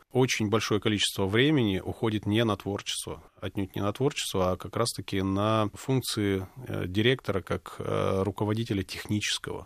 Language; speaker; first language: Russian; native; Russian